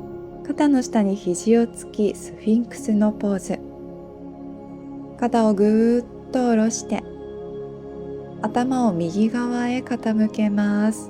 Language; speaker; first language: Japanese; native; Japanese